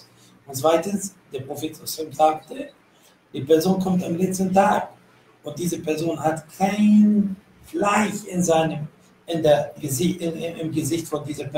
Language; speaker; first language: German; non-native, fluent; Arabic